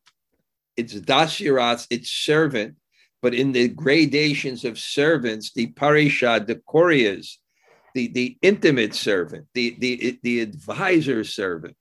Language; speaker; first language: English; native; English